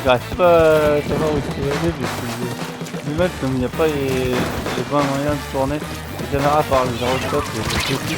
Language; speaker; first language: French; native; French